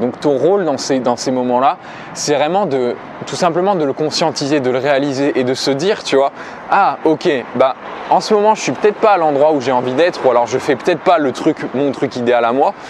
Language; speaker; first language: French; native; French